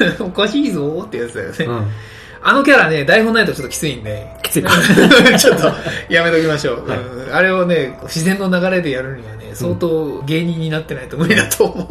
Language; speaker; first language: Japanese; native; Japanese